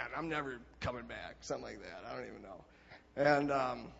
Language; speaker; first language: English; native; English